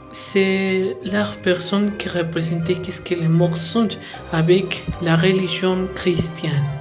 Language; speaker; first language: French; non-native, learner; Spanish